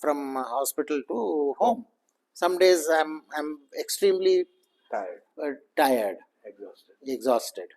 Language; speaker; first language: English; non-native, local second language; Kannada